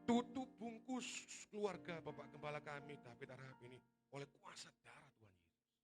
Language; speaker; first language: Indonesian; native; Indonesian